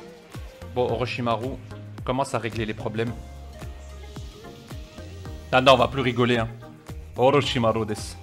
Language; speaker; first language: French; native; French